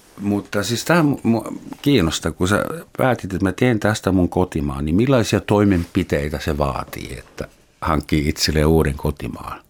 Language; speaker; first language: Finnish; non-native, fluent; German